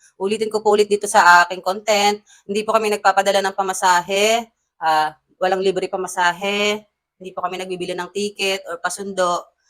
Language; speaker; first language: Filipino; native; Filipino